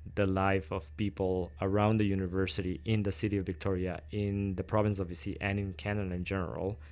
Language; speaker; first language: English; non-native, fluent; Spanish